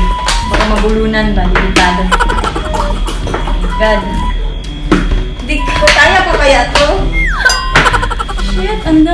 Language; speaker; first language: Filipino; non-native, local second language; Cebuano